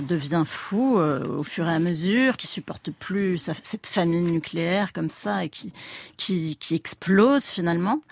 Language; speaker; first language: French; native; French